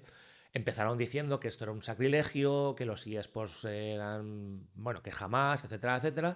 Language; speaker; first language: Spanish; native; Spanish